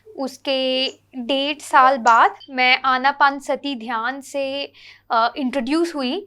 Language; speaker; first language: Hindi; non-native, local second language; Telugu